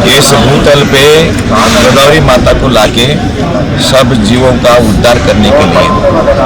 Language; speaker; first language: Hindi; non-native, local second language; Marathi